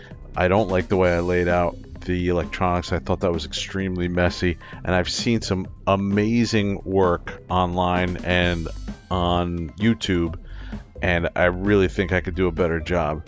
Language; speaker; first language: English; native; English